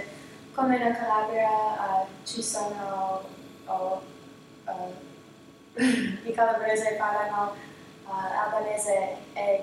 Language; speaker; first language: Italian; non-native, learner; English